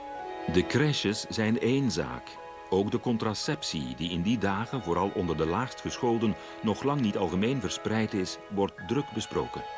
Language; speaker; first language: Dutch; native; Dutch